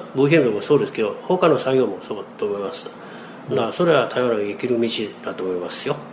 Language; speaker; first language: Japanese; non-native, fluent; Chinese